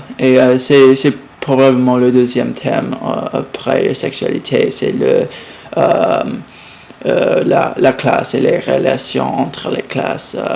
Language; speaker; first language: French; non-native, learner; English